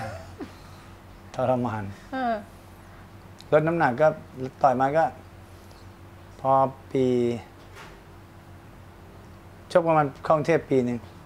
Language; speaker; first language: Thai; native; Thai